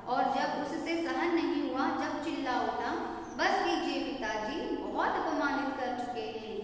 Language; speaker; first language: Hindi; non-native, local second language; Kannada